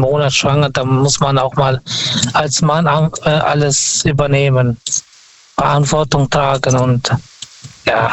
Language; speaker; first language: German; non-native, fluent; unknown